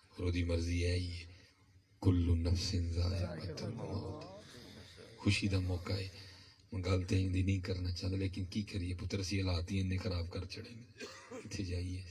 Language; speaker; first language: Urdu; non-native, local second language; Punjabi